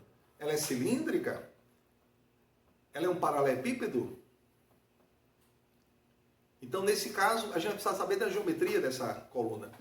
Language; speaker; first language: Portuguese; native; Portuguese